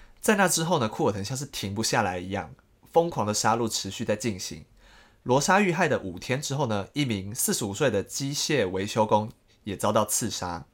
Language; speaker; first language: Chinese; native; Chinese